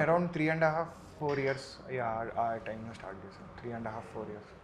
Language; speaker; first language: Telugu; native; Telugu